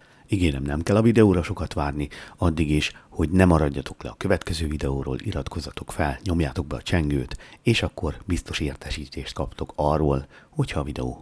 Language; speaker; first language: Hungarian; native; Hungarian